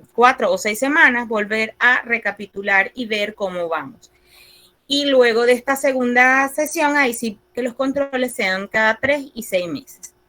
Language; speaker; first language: Spanish; native; Spanish